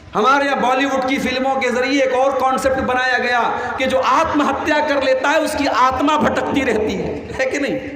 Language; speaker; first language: Urdu; native; Urdu